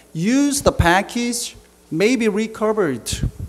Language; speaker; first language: English; non-native, fluent; Korean